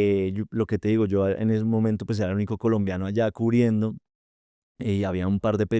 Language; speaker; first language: Spanish; native; Spanish